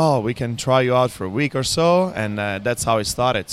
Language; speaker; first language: English; non-native, fluent; Italian